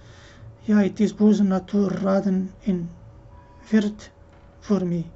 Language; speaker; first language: Dutch; non-native, learner; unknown